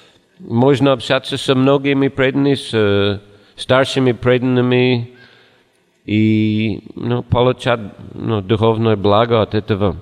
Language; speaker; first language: Russian; non-native, fluent; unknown